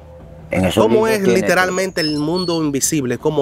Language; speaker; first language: Spanish; native; Spanish